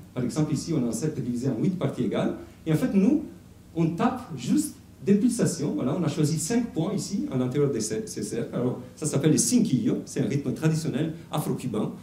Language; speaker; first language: French; non-native, fluent; Italian